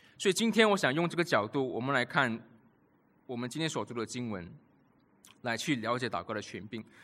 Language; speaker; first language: Chinese; native; Chinese